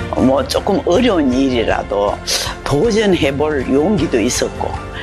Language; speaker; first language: Korean; native; Korean